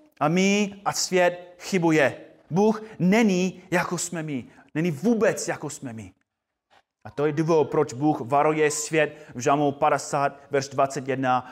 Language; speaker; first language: Czech; non-native, fluent; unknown